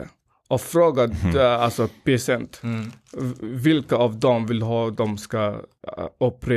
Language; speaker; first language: Swedish; non-native, fluent; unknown